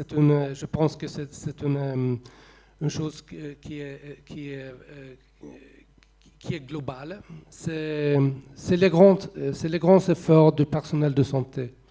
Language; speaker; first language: French; non-native, fluent; Swedish